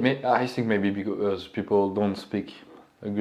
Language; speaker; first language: English; non-native, learner; French